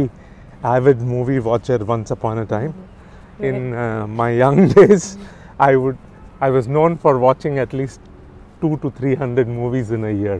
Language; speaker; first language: English; non-native, local second language; Tamil